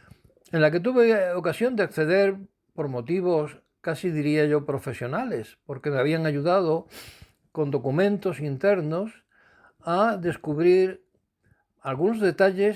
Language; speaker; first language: Spanish; native; Spanish